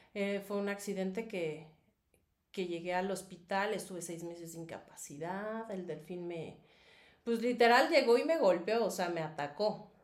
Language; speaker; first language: Spanish; native; Spanish